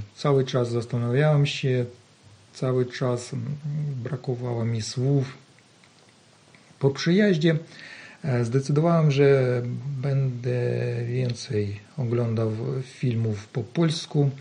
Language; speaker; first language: Polish; non-native, learner; Ukrainian